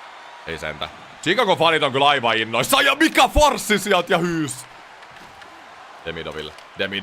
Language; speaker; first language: Finnish; native; Finnish